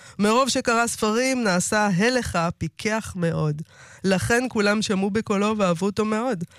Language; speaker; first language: Hebrew; native; Hebrew